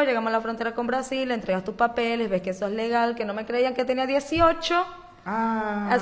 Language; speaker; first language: Spanish; native; Spanish